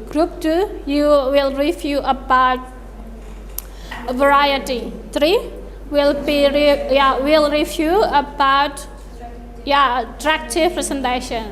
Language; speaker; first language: English; non-native, fluent; Indonesian